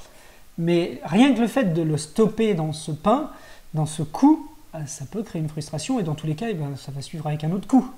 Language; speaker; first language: French; native; French